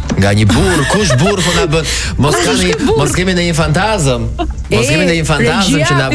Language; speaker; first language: Albanian; native; Albanian